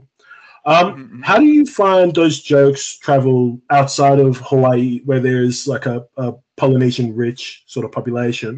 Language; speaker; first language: English; native; English